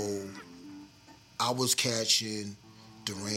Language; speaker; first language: English; native; English